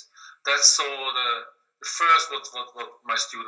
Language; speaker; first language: English; non-native, learner; German